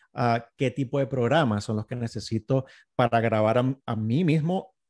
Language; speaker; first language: Spanish; native; Spanish